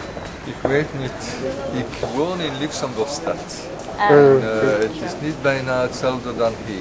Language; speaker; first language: Dutch; non-native, learner; French